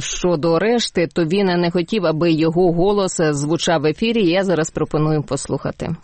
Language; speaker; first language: Ukrainian; native; Ukrainian